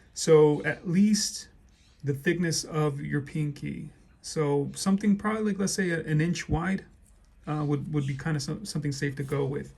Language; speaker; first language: English; native; English